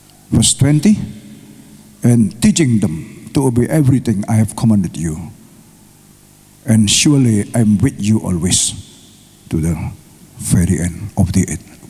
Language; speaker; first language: English; non-native, fluent; Indonesian